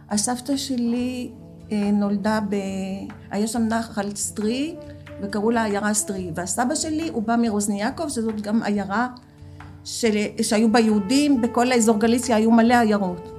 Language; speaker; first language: Hebrew; early bilingual, other home language; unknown